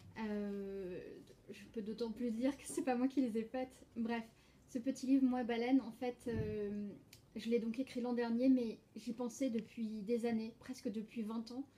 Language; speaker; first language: French; native; French